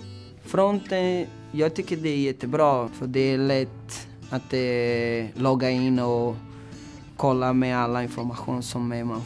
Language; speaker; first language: Swedish; non-native, fluent; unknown